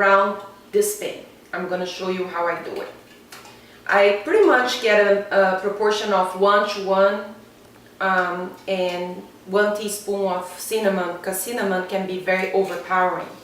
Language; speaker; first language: English; non-native, fluent; Portuguese